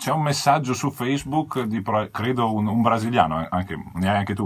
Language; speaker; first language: Italian; native; Italian